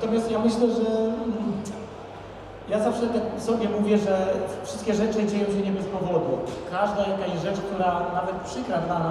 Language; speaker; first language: Polish; native; Polish